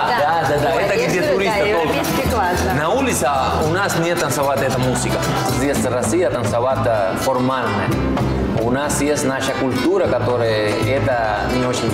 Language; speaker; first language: Russian; non-native, learner; Spanish